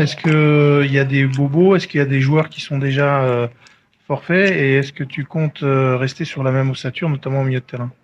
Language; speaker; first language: French; native; French